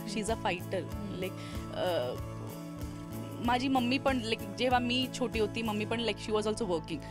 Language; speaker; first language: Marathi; non-native, local second language; Malayalam